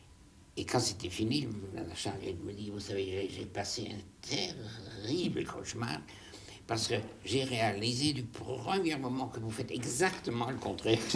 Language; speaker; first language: French; non-native, fluent; German